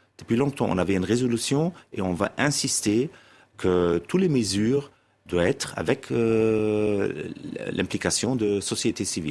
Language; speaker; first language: French; non-native, fluent; German